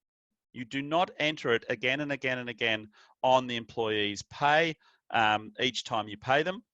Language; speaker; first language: English; native; English